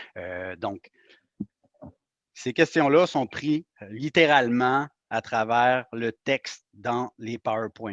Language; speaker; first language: French; native; French